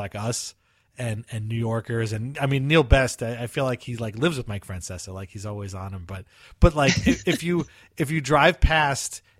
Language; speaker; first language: English; early bilingual, other home language; Italian